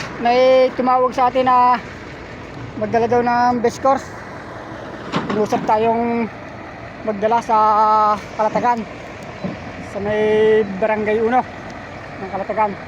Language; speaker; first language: Filipino; native; Filipino